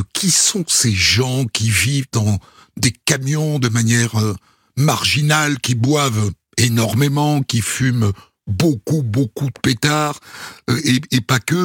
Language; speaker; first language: French; native; French